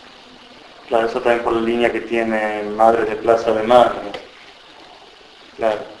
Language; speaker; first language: Spanish; native; Spanish